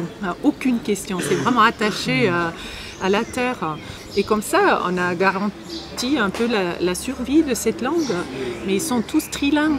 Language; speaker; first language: French; non-native, fluent; German